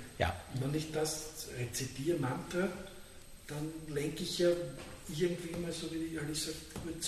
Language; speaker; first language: German; native; German